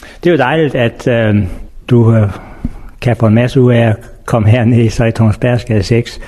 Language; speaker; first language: Danish; native; Danish